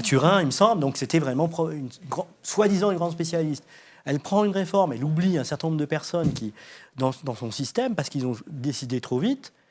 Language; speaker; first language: French; native; French